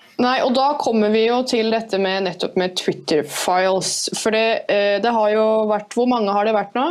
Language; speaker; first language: Norwegian; native; Norwegian